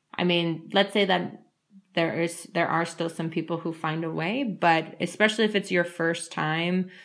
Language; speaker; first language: English; native; English